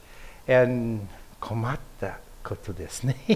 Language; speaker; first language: Japanese; non-native, fluent; English